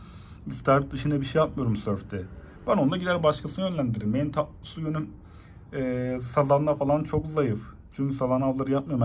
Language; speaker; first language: Turkish; native; Turkish